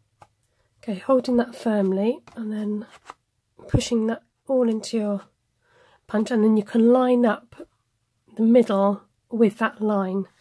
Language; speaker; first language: English; native; English